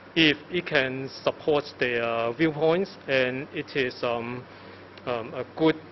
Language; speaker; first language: English; non-native, local second language; Cantonese